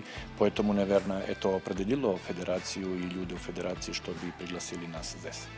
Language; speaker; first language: Russian; non-native, learner; Serbian